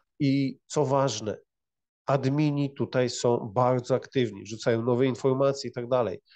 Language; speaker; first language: Polish; native; Polish